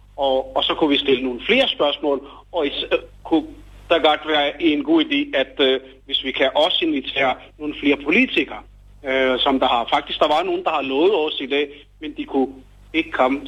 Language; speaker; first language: Danish; non-native, fluent; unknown